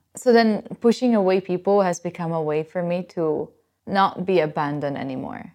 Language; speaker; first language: English; non-native, fluent; Italian